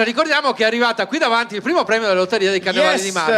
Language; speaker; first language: Italian; native; Italian